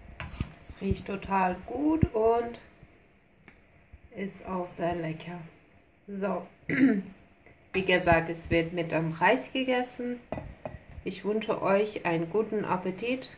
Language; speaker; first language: German; non-native, fluent; Persian